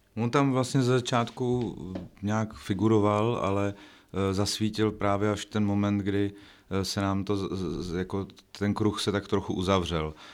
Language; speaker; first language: Czech; native; Czech